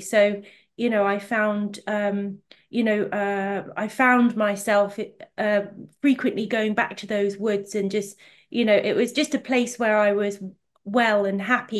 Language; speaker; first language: English; native; English